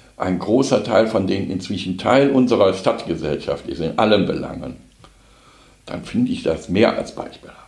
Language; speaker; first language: German; native; German